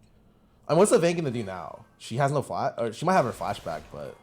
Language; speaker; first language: English; native; English